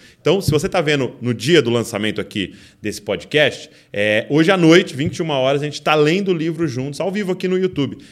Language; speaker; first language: Portuguese; native; Portuguese